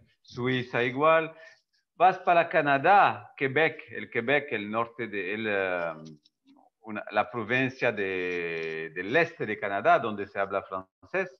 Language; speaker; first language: Spanish; non-native, fluent; French